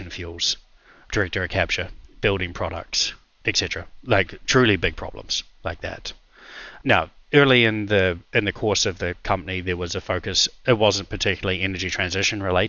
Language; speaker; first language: English; native; English